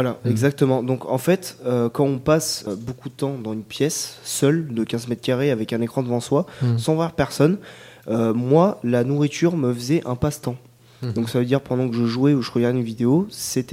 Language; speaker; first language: French; native; French